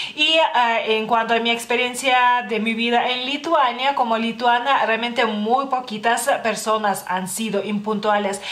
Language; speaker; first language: Spanish; non-native, fluent; Lithuanian